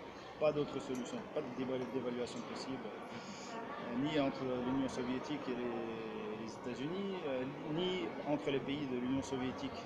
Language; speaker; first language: French; native; French